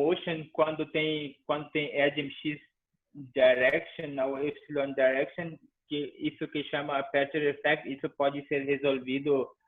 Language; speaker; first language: Portuguese; non-native, fluent; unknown